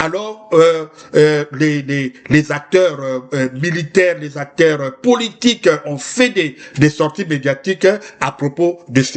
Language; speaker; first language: French; non-native, local second language; Lingala